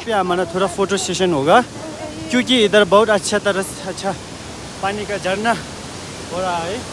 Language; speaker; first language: Hindi; non-native, local second language; Nepali